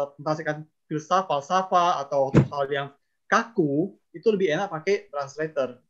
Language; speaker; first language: Indonesian; non-native, local second language; Chinese